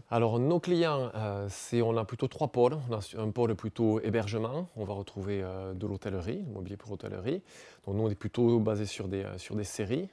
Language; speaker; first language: French; native; French